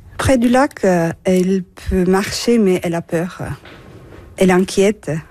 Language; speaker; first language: French; non-native, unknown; Turkish